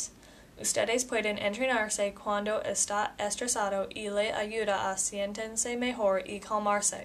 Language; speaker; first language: Spanish; non-native, learner; English